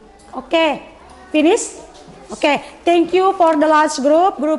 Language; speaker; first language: English; non-native, learner; Indonesian